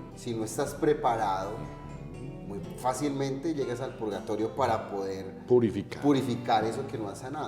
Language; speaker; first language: Spanish; native; Spanish